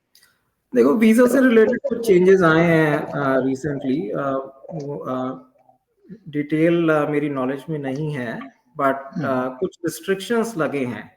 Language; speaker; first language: Hindi; native; Hindi